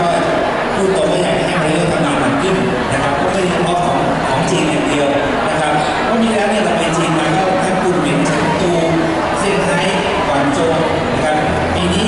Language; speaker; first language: Thai; native; Thai